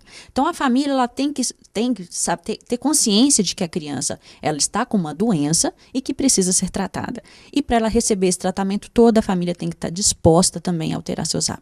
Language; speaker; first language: Portuguese; native; Portuguese